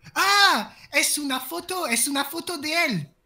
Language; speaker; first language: Spanish; non-native, learner; French